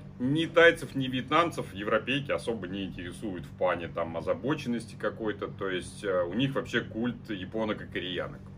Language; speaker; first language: Russian; native; Russian